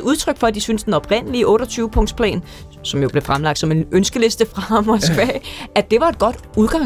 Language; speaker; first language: Danish; native; Danish